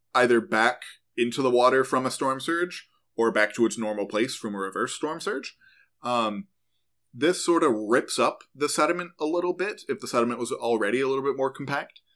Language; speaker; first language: English; native; English